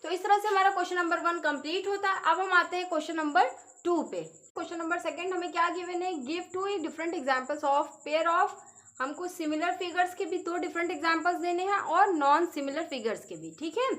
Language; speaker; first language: Hindi; native; Hindi